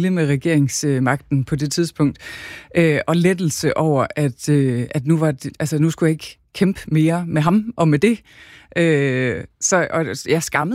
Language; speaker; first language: Danish; native; Danish